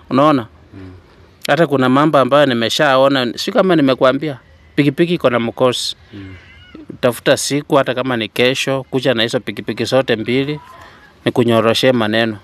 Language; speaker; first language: Swahili; native; Swahili